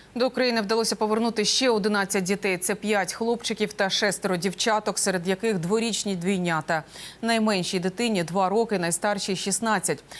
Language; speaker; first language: Ukrainian; native; Ukrainian